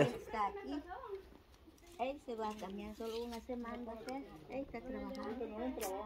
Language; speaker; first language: Spanish; non-native, local second language; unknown